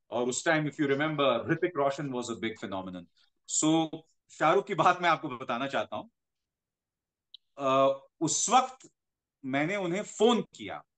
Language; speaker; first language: Hindi; native; Hindi